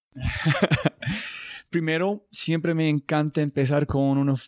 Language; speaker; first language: Spanish; non-native, learner; English